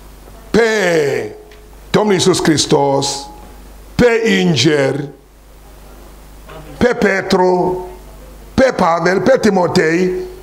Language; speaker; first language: Romanian; non-native, learner; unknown